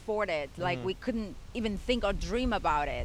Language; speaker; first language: English; non-native, fluent; Spanish